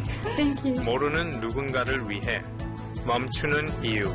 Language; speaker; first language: Korean; non-native, fluent; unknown